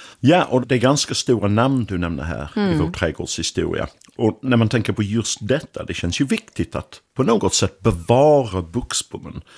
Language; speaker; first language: Swedish; non-native, fluent; English